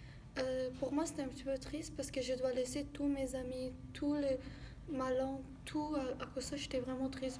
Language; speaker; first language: French; early bilingual, other home language; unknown